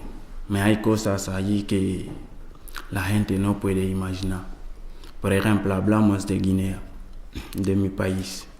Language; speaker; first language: Spanish; non-native, learner; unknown